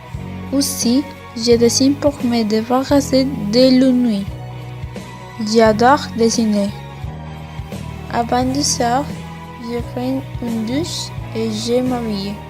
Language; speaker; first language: French; non-native, learner; Spanish